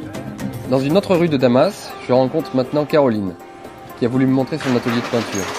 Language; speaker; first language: French; native; French